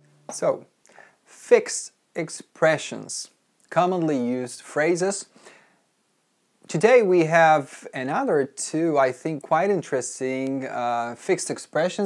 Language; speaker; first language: English; non-native, fluent; Polish